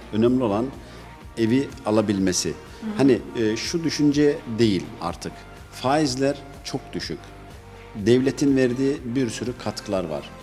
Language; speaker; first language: Turkish; early bilingual, heritage; Turkish